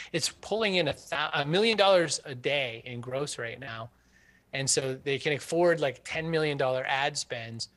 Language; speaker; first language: English; native; English